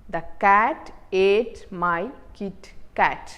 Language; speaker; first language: English; non-native, local second language; Kannada